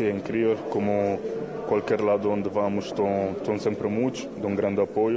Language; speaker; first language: Portuguese; non-native, fluent; Italian